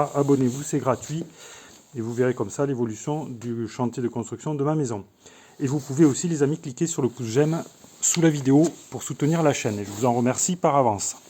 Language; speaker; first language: French; native; French